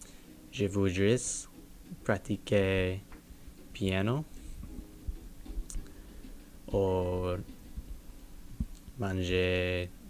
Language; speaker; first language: French; non-native, learner; English